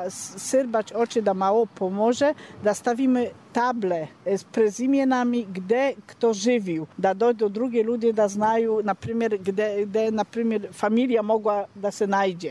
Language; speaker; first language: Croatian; non-native, learner; Polish